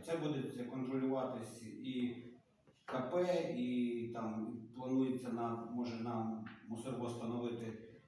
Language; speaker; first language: Ukrainian; native; Ukrainian